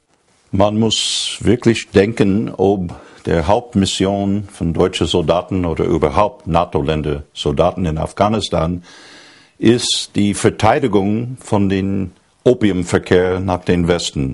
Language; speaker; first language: German; non-native, fluent; English